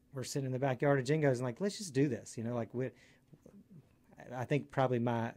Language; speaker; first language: English; native; English